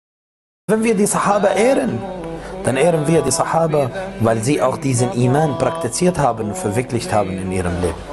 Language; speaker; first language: German; non-native, fluent; Arabic